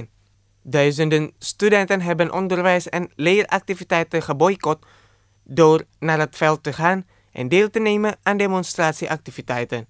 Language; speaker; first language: Dutch; non-native, fluent; Indonesian